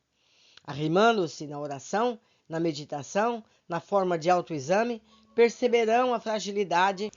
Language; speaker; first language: Portuguese; native; Portuguese